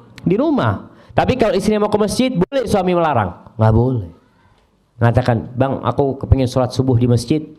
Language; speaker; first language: Indonesian; native; Indonesian